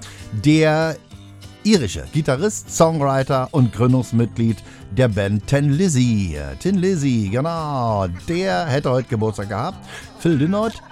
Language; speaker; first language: German; native; German